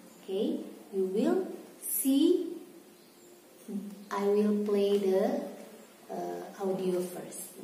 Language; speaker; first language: English; non-native, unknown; Indonesian